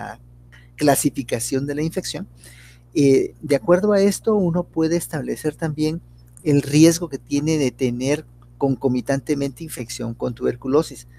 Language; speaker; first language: Spanish; native; Spanish